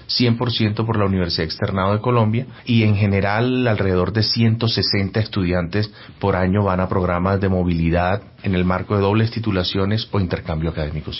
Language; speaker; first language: Spanish; native; Spanish